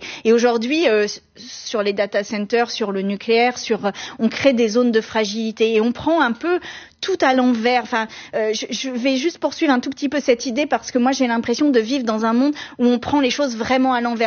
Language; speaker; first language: French; native; French